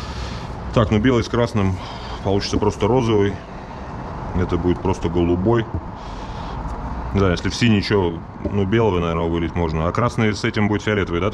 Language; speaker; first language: Russian; native; Russian